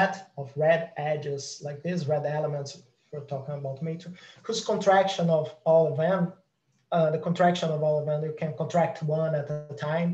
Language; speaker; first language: English; non-native, fluent; Portuguese